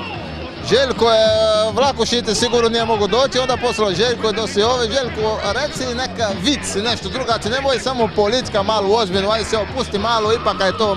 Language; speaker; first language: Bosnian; non-native, learner; Portuguese